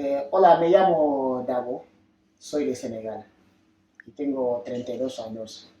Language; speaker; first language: Spanish; non-native, fluent; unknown